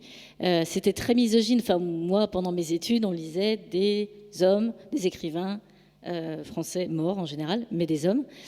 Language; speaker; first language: French; native; French